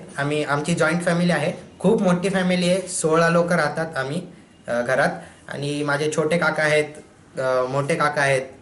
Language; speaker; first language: Marathi; non-native, local second language; Hindi